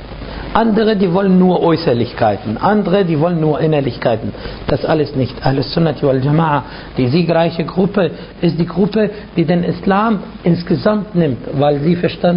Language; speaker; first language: German; non-native, fluent; Arabic